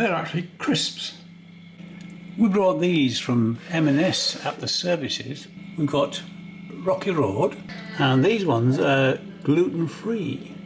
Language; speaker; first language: English; native; English